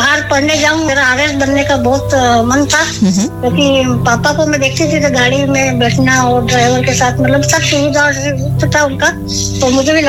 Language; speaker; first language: Hindi; native; Hindi